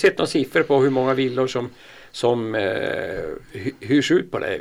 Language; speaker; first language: Swedish; native; Swedish